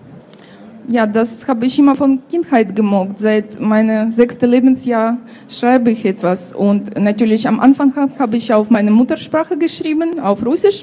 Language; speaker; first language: German; non-native, fluent; Russian